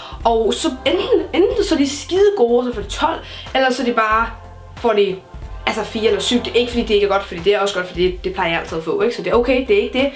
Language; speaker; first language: Danish; native; Danish